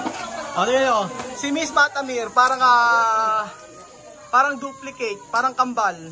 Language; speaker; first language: Filipino; native; Filipino